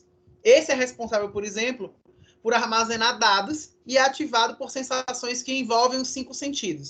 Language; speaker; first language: Portuguese; native; Portuguese